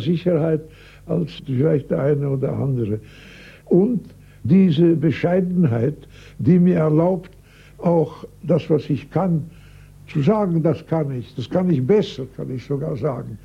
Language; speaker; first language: German; native; German